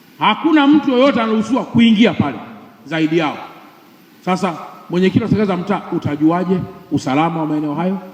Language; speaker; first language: Swahili; native; Swahili